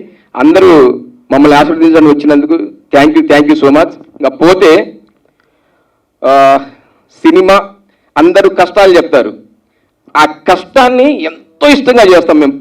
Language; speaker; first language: Telugu; native; Telugu